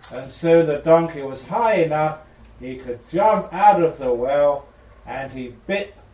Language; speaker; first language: English; native; English